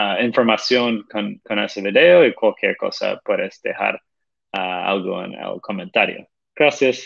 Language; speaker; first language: Spanish; non-native, fluent; Portuguese